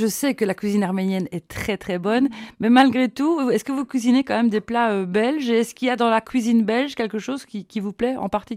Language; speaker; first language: French; native; French